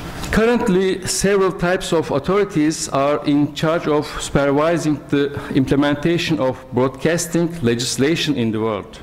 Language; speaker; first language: English; non-native, fluent; Turkish